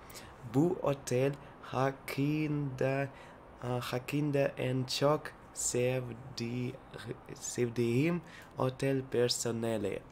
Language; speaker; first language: Turkish; non-native, learner; Russian